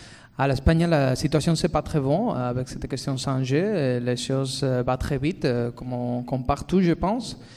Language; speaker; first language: French; non-native, fluent; Spanish